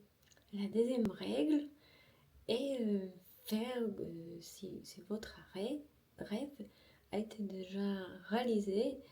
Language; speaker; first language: French; non-native, learner; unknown